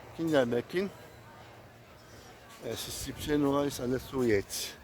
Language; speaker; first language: German; non-native, fluent; Turkish